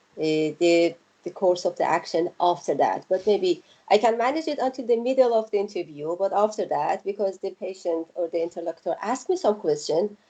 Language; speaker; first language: English; non-native, fluent; Persian